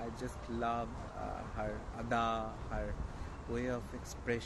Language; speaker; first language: English; non-native, learner; Bangla